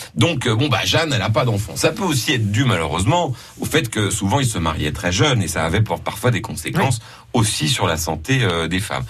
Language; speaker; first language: French; native; French